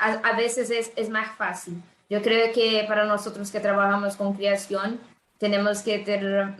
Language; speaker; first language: Spanish; non-native, fluent; Portuguese